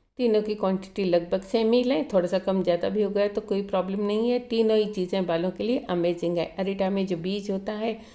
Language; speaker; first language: Hindi; native; Hindi